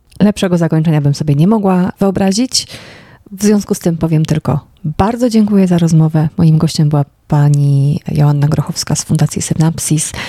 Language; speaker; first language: Polish; native; Polish